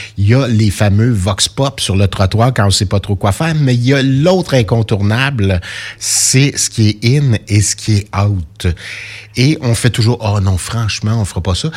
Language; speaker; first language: French; native; French